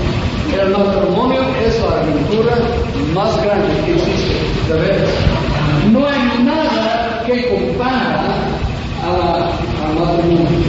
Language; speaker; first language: Spanish; non-native, fluent; English